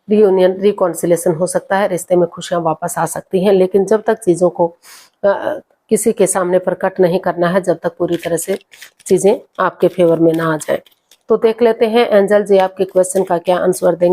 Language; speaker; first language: Hindi; native; Hindi